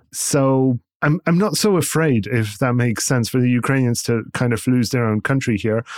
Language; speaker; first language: English; non-native, fluent; Polish